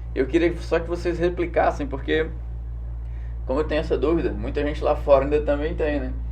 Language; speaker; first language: Portuguese; native; Portuguese